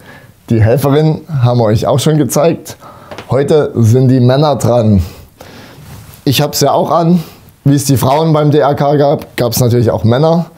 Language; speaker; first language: German; native; German